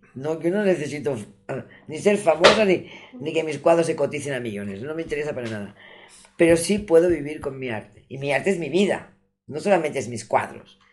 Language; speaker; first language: Spanish; non-native, local second language; Catalan